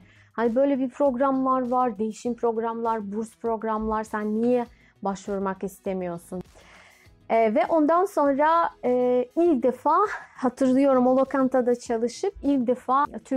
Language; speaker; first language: Turkish; non-native, fluent; Russian